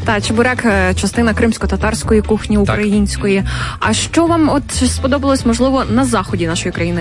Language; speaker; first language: Ukrainian; native; Ukrainian